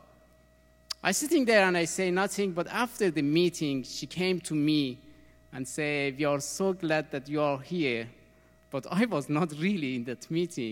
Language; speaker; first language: English; non-native, learner; Persian